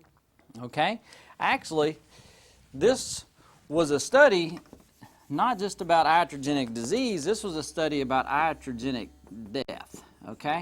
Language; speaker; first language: English; native; English